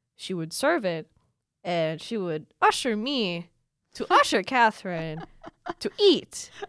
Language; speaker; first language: English; early bilingual, other home language; Filipino